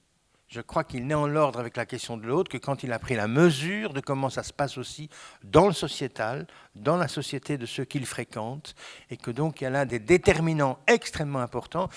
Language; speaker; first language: French; native; French